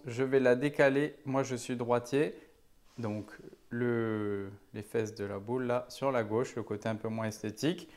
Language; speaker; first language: French; native; French